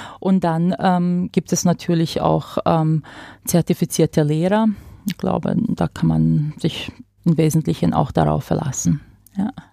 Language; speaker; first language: German; non-native, fluent; Croatian